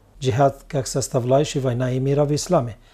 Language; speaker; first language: Russian; non-native, learner; Arabic